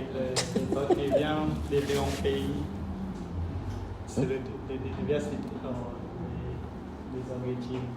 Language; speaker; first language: French; non-native, learner; Khmer